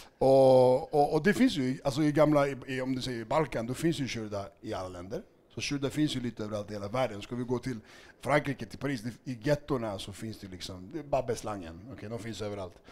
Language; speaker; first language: Swedish; early bilingual, other home language; Serbian